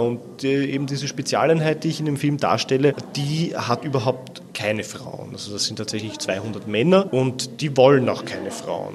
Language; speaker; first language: German; native; German